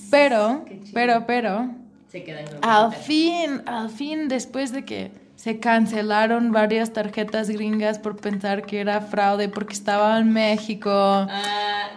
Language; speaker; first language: Spanish; non-native, fluent; English